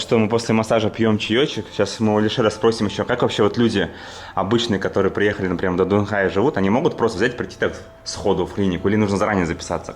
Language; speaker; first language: Russian; native; Russian